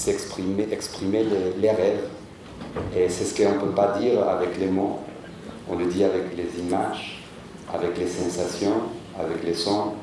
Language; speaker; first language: French; non-native, fluent; Spanish